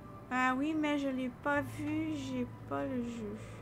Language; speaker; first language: French; native; French